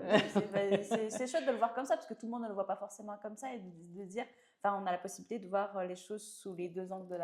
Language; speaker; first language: French; native; French